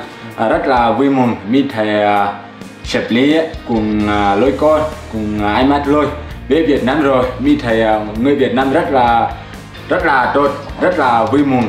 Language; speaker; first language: Vietnamese; non-native, learner; Portuguese